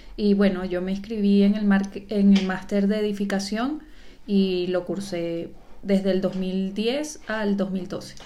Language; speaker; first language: Spanish; native; Spanish